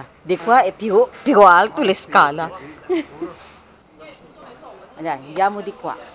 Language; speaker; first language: Italian; non-native, learner; Filipino